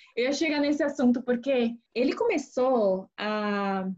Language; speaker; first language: Portuguese; early bilingual, other home language; Korean